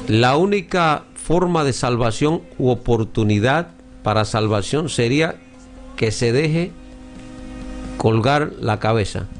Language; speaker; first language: Spanish; native; Spanish